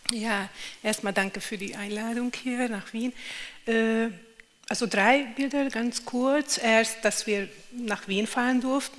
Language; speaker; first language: German; non-native, fluent; Hungarian